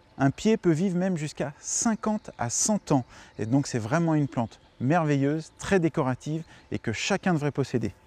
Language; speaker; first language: French; native; French